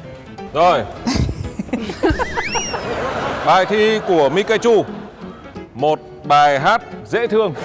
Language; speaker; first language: Vietnamese; native; Vietnamese